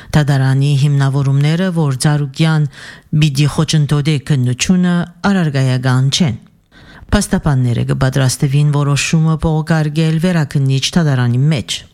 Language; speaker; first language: Armenian; early bilingual, heritage; Armenian